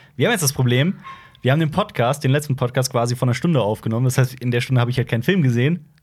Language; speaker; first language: German; early bilingual, other home language; Turkish